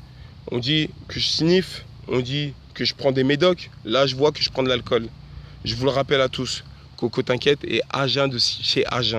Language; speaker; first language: French; native; French